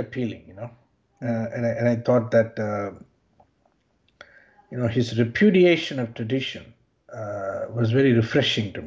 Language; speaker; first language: English; non-native, local second language; Tamil